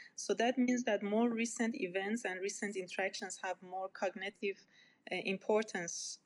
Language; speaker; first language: English; non-native, fluent; Persian